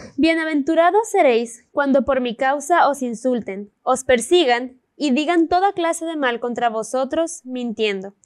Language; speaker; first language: Spanish; native; Spanish